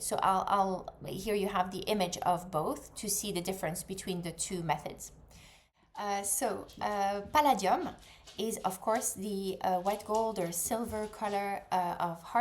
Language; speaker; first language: English; non-native, fluent; French